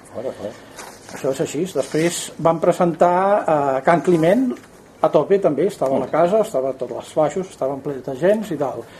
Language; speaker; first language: Catalan; native; Catalan